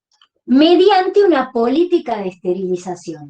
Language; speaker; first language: Spanish; native; Spanish